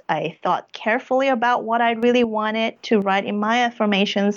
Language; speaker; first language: English; early bilingual, other home language; Korean